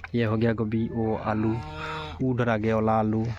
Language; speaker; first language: Hindi; non-native, local second language; Assamese